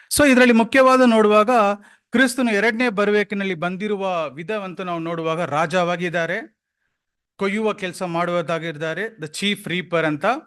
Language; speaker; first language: Kannada; non-native, local second language; Tamil